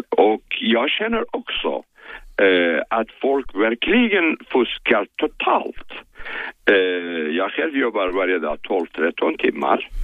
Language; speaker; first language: Swedish; non-native, fluent; Kurdish